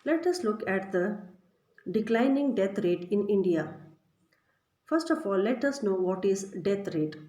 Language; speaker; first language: English; non-native, local second language; Kannada